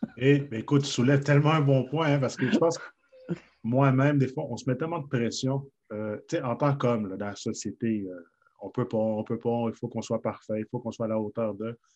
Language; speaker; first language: French; native; French